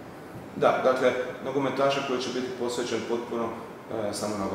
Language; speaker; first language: Serbian; native; Serbian